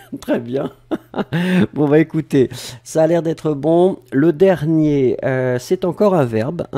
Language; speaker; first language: French; native; French